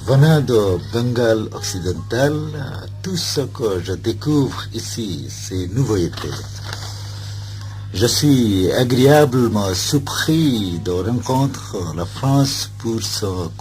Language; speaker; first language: French; non-native, fluent; Bangla